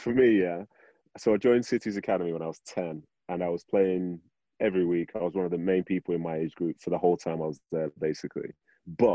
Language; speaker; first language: English; native; English